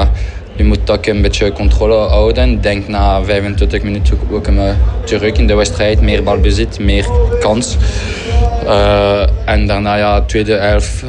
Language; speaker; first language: Dutch; non-native, fluent; French